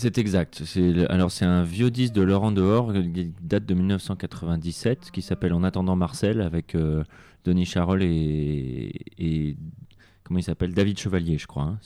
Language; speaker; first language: French; native; French